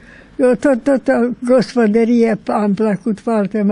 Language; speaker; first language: Romanian; non-native, local second language; Hungarian